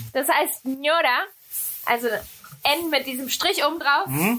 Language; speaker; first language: German; non-native, fluent; Spanish